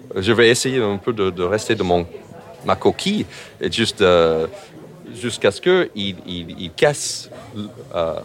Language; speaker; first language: French; non-native, fluent; English